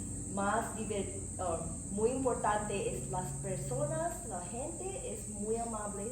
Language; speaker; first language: Spanish; non-native, learner; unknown